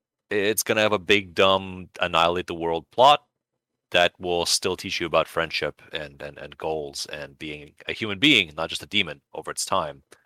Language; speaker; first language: English; early bilingual, other home language; Russian